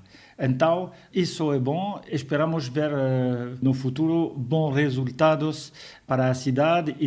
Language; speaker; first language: Portuguese; non-native, fluent; French